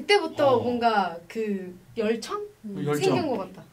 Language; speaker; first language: Korean; non-native, fluent; Arabic